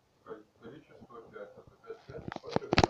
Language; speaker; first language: Russian; native; Russian